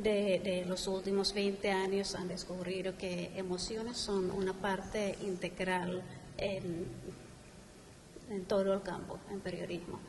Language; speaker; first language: Spanish; non-native, fluent; Finnish